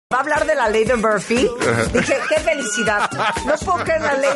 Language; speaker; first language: Spanish; native; Spanish